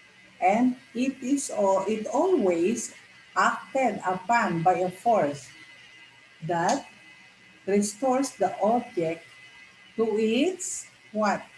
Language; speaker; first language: English; non-native, local second language; Filipino